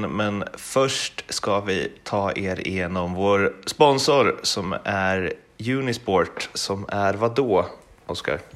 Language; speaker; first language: Swedish; native; Swedish